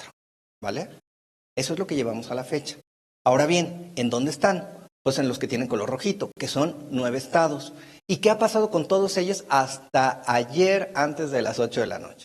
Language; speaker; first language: Spanish; native; Spanish